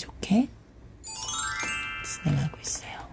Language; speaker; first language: Korean; native; Korean